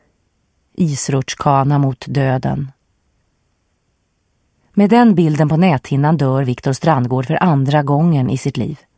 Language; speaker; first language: Swedish; native; Swedish